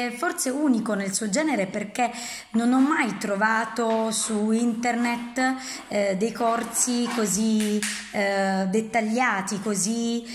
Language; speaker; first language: Italian; native; Italian